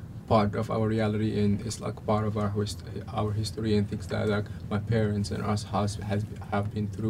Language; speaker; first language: English; non-native, fluent; Arabic